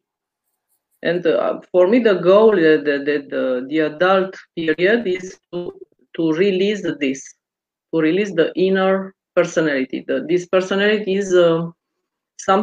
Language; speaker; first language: English; non-native, fluent; Romanian